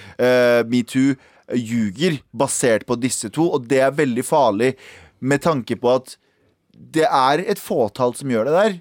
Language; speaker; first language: Norwegian; early bilingual, other home language; Kurdish